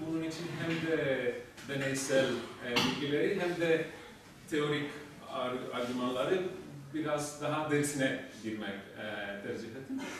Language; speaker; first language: Turkish; non-native, learner; Greek